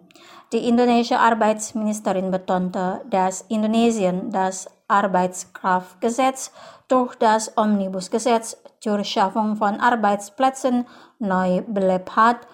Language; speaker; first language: German; non-native, fluent; Indonesian